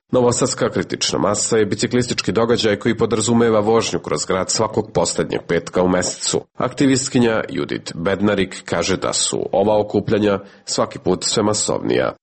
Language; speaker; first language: Serbian; native; Serbian